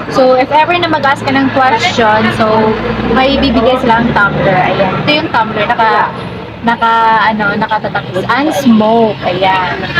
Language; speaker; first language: Filipino; non-native, local second language; Cebuano